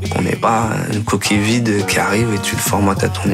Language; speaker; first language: French; early bilingual, other home language; Kinyarwanda